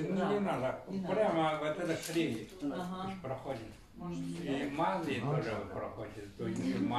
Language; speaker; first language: Russian; non-native, learner; Chinese